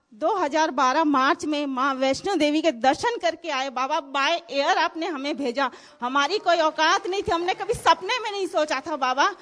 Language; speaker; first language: Hindi; native; Hindi